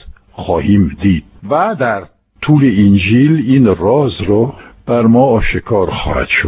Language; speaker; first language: Persian; non-native, fluent; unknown